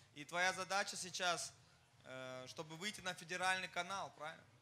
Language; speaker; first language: Russian; non-native, fluent; German